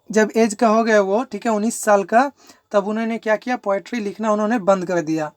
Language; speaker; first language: Hindi; non-native, local second language; Bangla